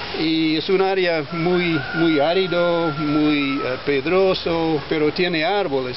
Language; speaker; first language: Spanish; non-native, fluent; English